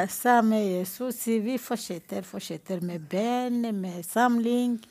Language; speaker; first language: Norwegian; non-native, learner; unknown